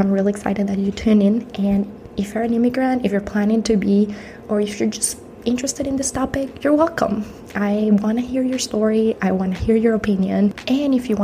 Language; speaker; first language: English; non-native, fluent; Spanish